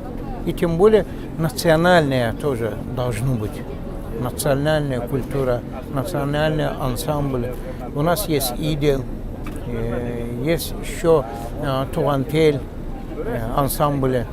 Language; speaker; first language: Russian; non-native, local second language; Tatar